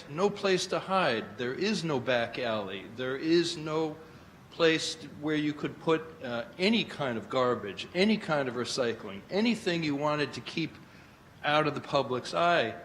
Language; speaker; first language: English; native; English